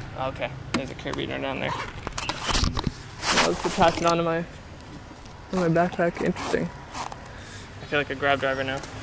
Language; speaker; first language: English; native; English